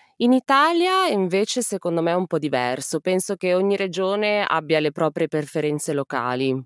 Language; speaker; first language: Italian; native; Italian